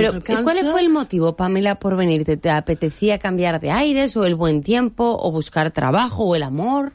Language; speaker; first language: Spanish; native; Spanish